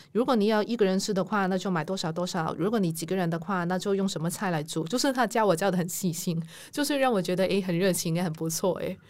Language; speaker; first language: Chinese; non-native, local second language; Cantonese